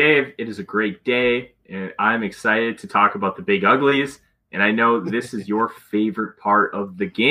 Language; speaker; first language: English; native; English